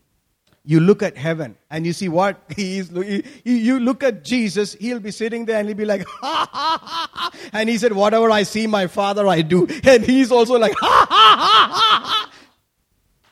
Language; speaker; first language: English; non-native, local second language; Malayalam